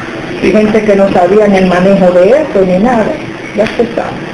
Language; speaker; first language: Spanish; native; Spanish